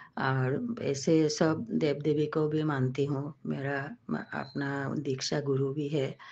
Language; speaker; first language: Hindi; non-native, local second language; Bangla